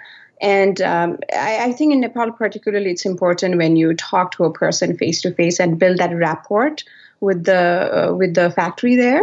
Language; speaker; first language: English; non-native, local second language; Nepali